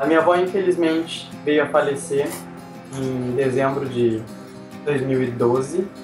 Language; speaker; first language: Portuguese; native; Portuguese